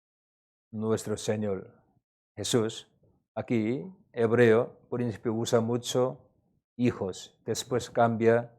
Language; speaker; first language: Spanish; non-native, learner; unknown